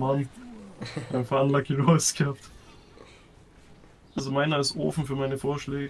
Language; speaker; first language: German; native; German